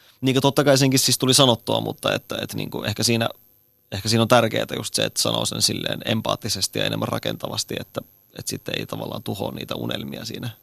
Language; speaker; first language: Finnish; native; Finnish